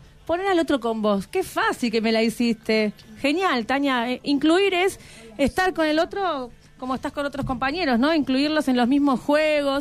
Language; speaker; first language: Spanish; native; Spanish